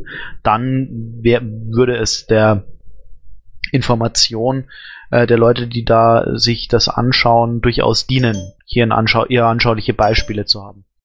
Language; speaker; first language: German; native; German